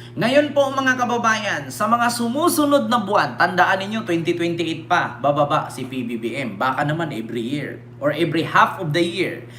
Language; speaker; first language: Filipino; native; Filipino